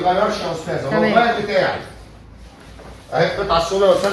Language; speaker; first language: Arabic; native; Arabic